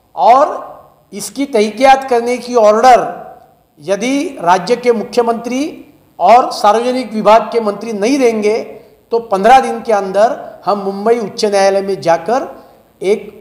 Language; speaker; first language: Hindi; non-native, local second language; Marathi